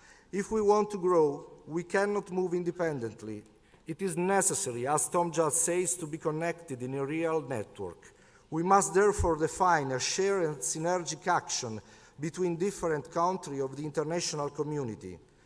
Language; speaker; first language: English; non-native, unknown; Italian